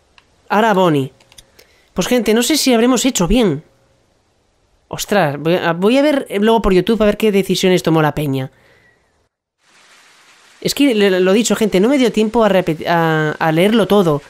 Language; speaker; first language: Spanish; native; Spanish